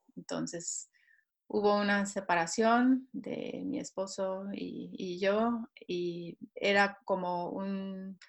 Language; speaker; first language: Spanish; non-native, fluent; Swiss German